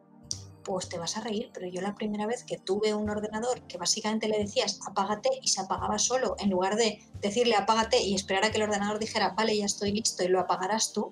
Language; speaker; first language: Spanish; native; Spanish